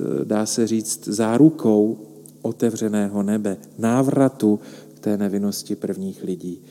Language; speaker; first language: Czech; native; Czech